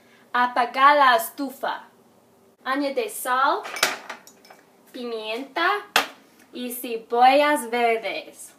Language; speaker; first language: Spanish; non-native, learner; English